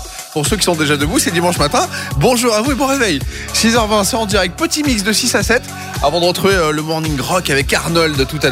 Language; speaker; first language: French; native; French